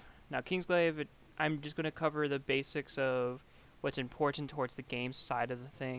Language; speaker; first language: English; native; English